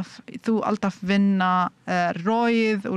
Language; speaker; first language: Icelandic; non-native, learner; Arabic